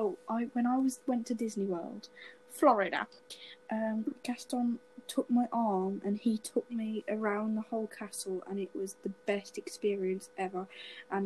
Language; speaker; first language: English; native; English